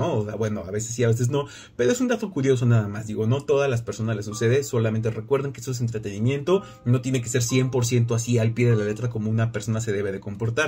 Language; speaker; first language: Spanish; native; Spanish